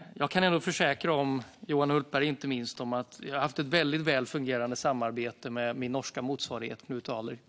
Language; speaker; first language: Swedish; native; Swedish